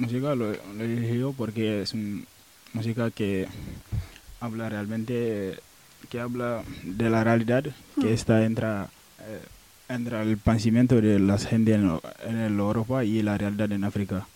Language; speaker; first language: Spanish; non-native, local second language; Wolof